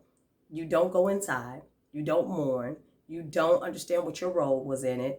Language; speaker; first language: English; native; English